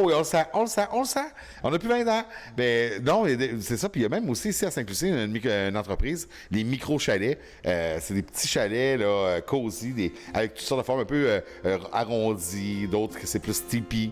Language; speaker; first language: French; native; French